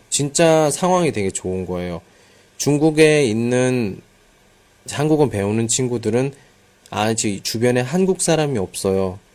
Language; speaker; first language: Korean; native; Korean